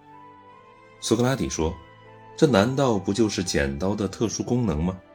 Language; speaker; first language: Chinese; native; Chinese